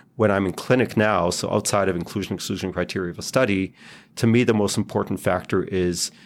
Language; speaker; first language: English; non-native, fluent; Hebrew